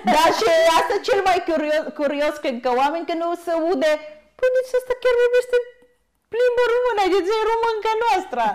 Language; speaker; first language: Romanian; non-native, learner; Filipino